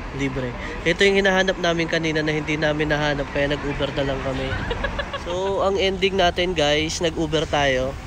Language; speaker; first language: Filipino; native; Filipino